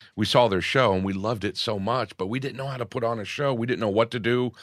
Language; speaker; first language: English; native; English